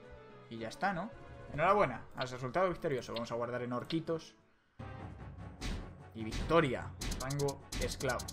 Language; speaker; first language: Spanish; native; Spanish